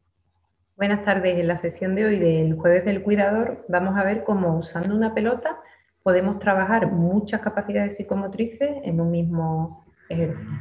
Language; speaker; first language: Spanish; native; Spanish